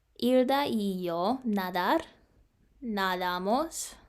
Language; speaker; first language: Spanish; non-native, learner; English